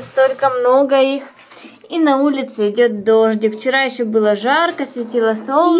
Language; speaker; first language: Russian; native; Russian